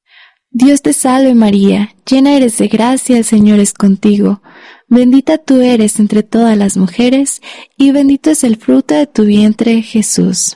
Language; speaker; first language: Spanish; native; Spanish